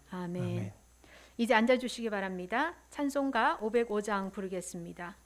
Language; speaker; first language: Korean; native; Korean